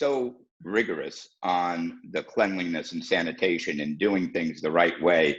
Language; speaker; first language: English; native; English